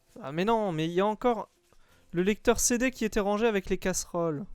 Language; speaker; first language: French; native; French